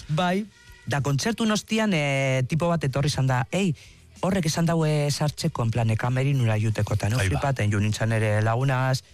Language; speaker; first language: Basque; native; Basque